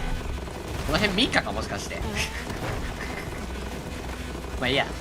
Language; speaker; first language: Japanese; native; Japanese